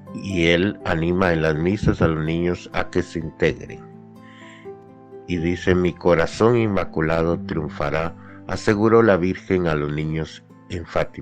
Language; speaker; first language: Spanish; native; Spanish